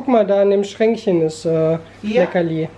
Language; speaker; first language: German; native; German